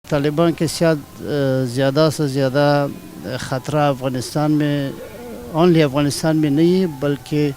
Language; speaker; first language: Hindi; non-native, learner; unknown